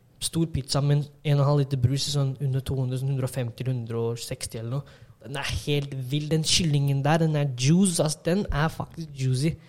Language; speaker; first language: Norwegian; early bilingual, other home language; Tamil